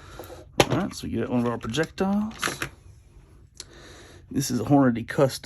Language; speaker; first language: English; native; English